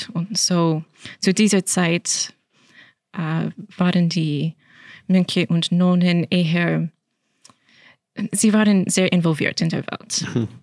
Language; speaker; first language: German; non-native, fluent; English